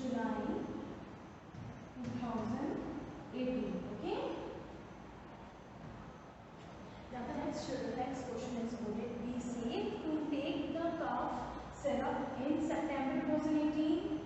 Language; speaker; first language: English; non-native, local second language; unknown